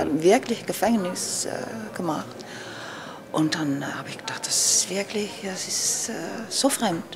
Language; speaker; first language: German; non-native, learner; Dutch